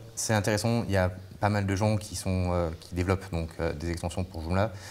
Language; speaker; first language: French; native; French